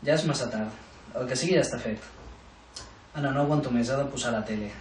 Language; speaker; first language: Catalan; non-native, local second language; Spanish